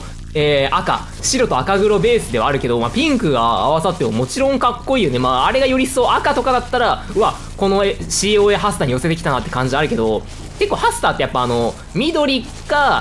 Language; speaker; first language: Japanese; native; Japanese